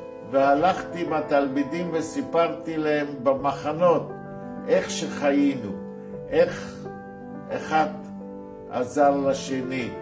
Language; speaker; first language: Hebrew; non-native, fluent; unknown